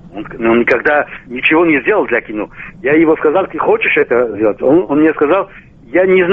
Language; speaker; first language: Russian; non-native, local second language; Armenian